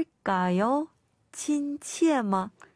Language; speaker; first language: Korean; non-native, learner; Chinese